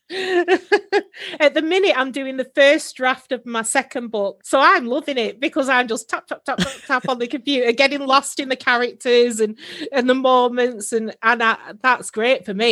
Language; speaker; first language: English; native; English